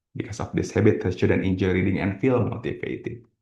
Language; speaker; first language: English; non-native, fluent; Indonesian